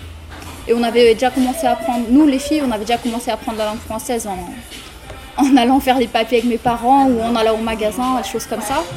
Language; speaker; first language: French; early bilingual, other home language; Romanian